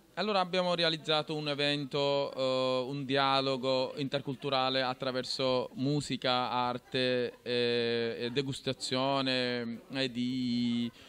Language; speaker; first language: Italian; non-native, fluent; Bangla